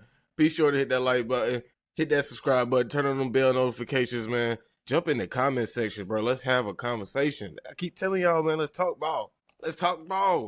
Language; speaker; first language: English; native; English